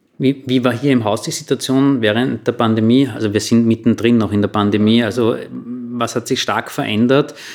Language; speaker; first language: German; native; German